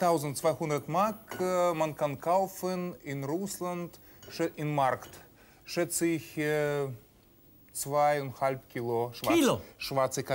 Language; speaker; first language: German; non-native, learner; Russian